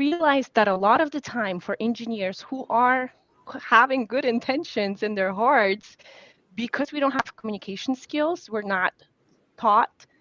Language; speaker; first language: English; non-native, fluent; Polish